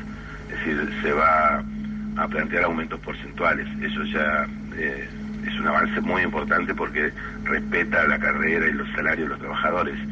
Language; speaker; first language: Spanish; native; Spanish